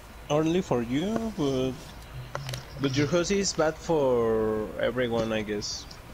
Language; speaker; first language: English; non-native, learner; Spanish